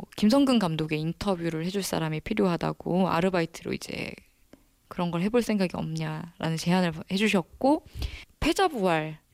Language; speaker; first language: Korean; native; Korean